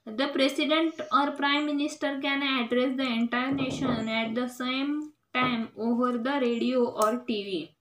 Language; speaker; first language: English; non-native, local second language; Marathi